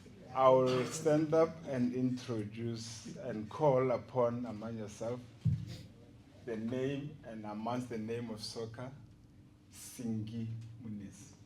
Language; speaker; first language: English; non-native, local second language; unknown